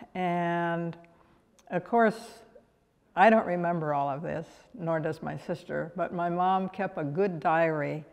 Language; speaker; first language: English; native; English